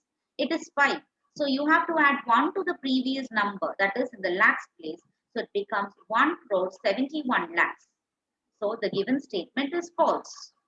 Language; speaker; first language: English; non-native, local second language; Tamil